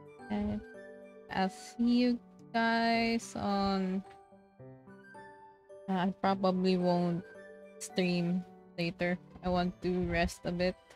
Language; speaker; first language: English; non-native, local second language; Filipino